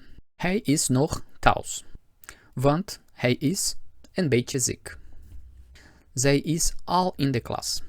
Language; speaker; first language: Dutch; non-native, fluent; Portuguese